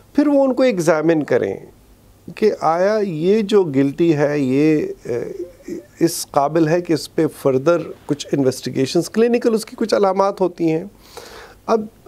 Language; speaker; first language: Urdu; non-native, local second language; Pashto